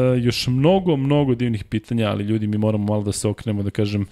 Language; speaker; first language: Serbian; native; Serbian